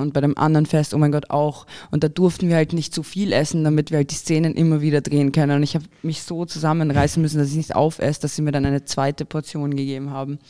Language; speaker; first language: German; early bilingual, other home language; Croatian